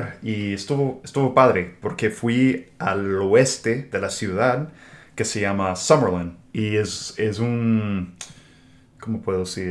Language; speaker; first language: Spanish; non-native, fluent; English